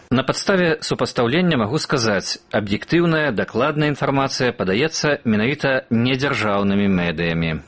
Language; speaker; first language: Belarusian; native; Belarusian